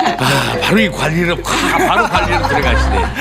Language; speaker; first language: Korean; native; Korean